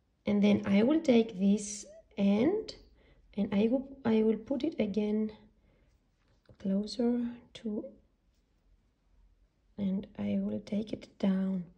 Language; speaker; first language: English; non-native, fluent; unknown